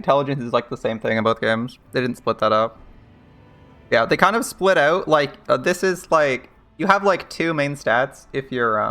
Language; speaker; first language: English; native; English